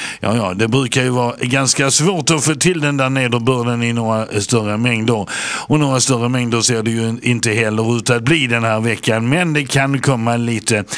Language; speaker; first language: Swedish; native; Swedish